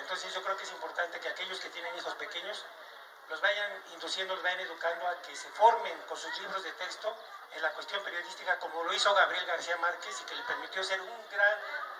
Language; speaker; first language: Spanish; native; Spanish